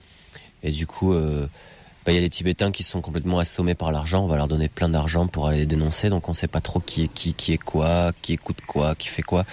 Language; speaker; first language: French; native; French